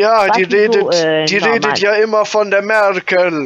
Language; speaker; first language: German; native; German